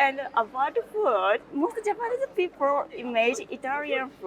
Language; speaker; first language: English; non-native, learner; Japanese